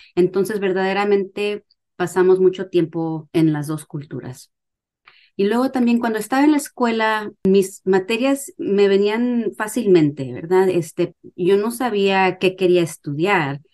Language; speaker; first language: Spanish; early bilingual, heritage; Spanish